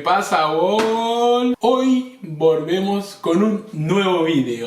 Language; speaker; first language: Spanish; non-native, learner; Haitian Creole